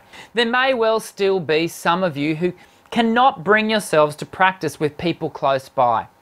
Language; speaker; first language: English; native; English